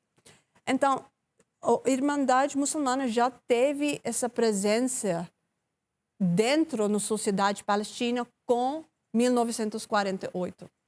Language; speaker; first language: Portuguese; non-native, learner; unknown